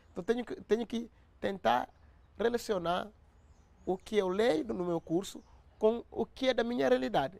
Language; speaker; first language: Portuguese; non-native, local second language; Upper Guinea Crioulo